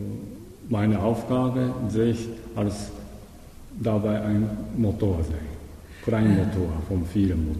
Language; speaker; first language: German; non-native, learner; Japanese